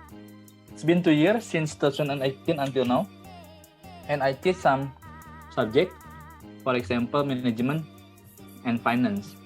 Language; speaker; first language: English; non-native, fluent; Indonesian